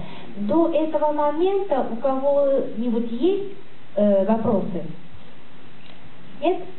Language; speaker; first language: Russian; non-native, fluent; Japanese